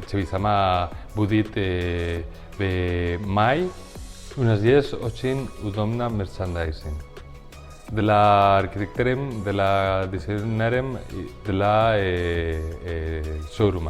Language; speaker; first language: Russian; non-native, learner; Spanish